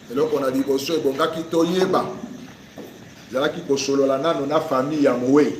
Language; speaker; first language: Lingala; native; Lingala